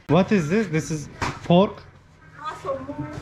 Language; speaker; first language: English; non-native, learner; Turkish